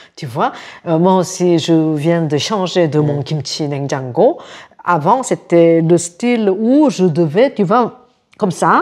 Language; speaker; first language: French; non-native, fluent; Korean